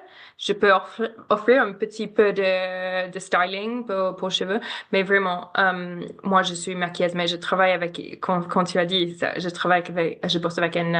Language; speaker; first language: French; non-native, learner; English